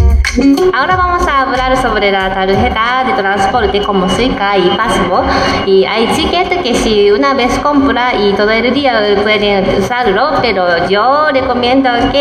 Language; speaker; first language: Spanish; non-native, learner; Japanese